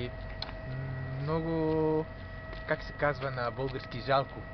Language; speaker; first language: Bulgarian; non-native, learner; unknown